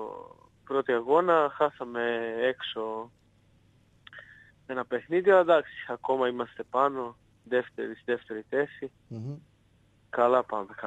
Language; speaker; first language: Greek; non-native, fluent; Serbian